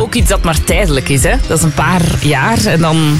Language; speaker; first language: Dutch; native; Dutch